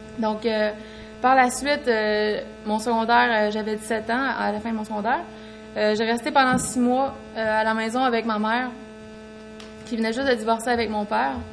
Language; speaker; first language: French; native; French